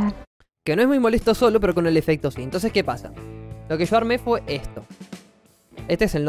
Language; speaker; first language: Spanish; native; Spanish